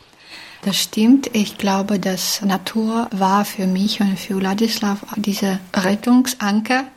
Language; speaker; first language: German; non-native, fluent; Belarusian